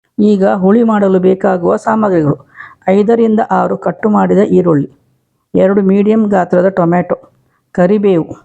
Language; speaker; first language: Kannada; non-native, local second language; Konkani